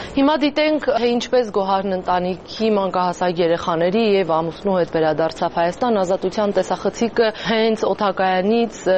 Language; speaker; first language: Armenian; native; Armenian